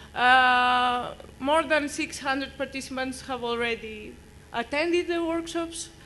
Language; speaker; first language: English; non-native, fluent; Greek